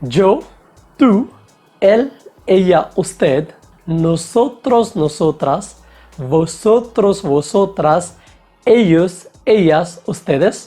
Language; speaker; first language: Spanish; non-native, fluent; Hindi